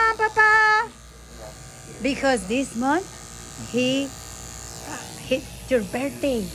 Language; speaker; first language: English; non-native, learner; Spanish